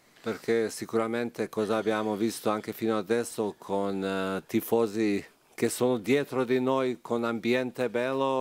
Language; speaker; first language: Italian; non-native, fluent; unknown